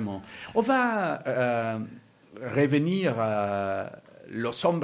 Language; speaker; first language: French; non-native, learner; Spanish